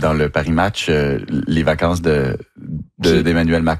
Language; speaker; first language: French; native; French